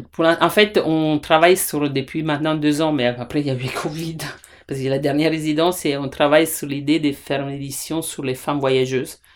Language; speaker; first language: French; non-native, fluent; Italian